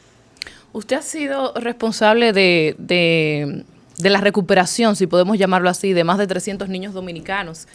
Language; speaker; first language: Spanish; native; Spanish